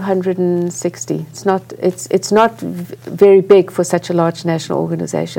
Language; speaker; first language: English; native; English